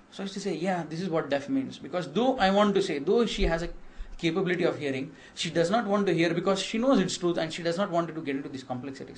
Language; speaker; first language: English; non-native, local second language; Kannada